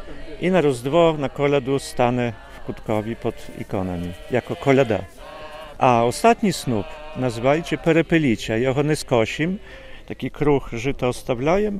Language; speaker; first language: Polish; non-native, local second language; Belarusian